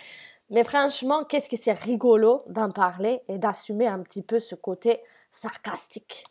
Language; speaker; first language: French; native; French